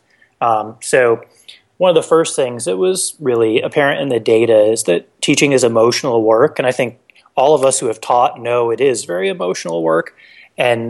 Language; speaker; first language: English; native; English